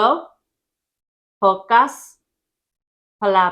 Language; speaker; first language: Spanish; non-native, learner; English